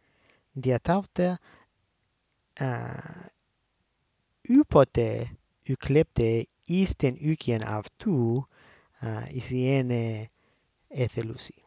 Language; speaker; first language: Greek; non-native, learner; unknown